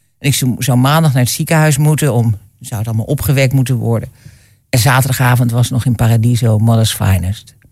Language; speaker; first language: Dutch; native; Dutch